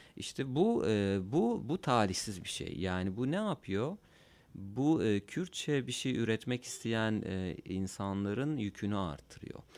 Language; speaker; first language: Turkish; non-native, local second language; Kurdish